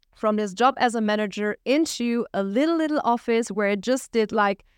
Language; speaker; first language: English; non-native, fluent; German